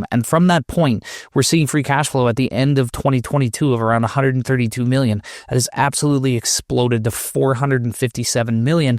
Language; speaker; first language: English; native; English